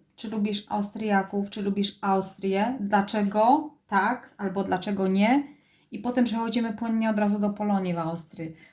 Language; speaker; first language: Polish; native; Polish